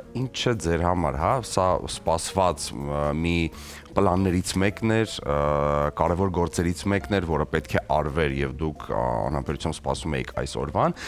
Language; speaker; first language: Armenian; native; Armenian